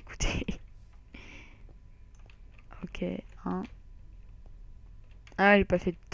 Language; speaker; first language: French; native; French